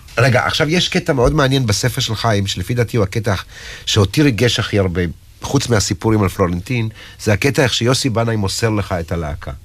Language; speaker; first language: Hebrew; native; Hebrew